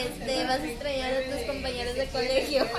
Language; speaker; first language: Spanish; native; Spanish